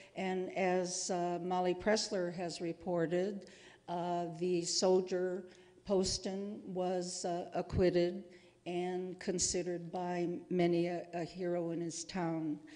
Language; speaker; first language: English; native; English